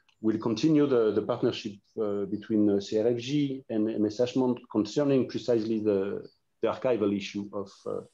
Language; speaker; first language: English; non-native, fluent; French